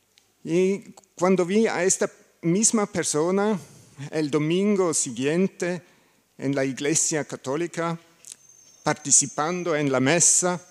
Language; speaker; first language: Spanish; non-native, learner; German